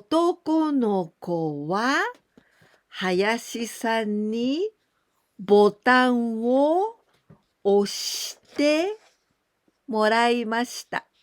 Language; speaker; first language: Japanese; non-native, fluent; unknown